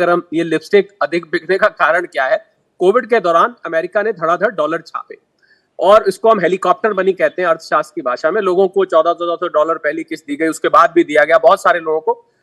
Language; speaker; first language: Hindi; native; Hindi